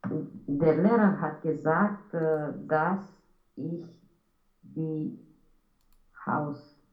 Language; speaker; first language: German; non-native, learner; Romanian